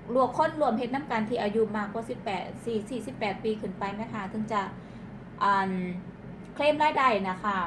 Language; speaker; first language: Thai; non-native, local second language; Northeastern Thai